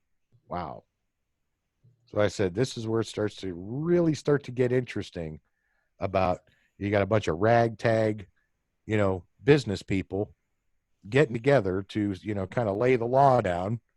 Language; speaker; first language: English; native; English